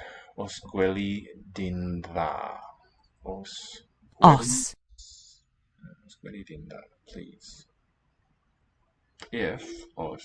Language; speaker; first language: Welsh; non-native, learner; English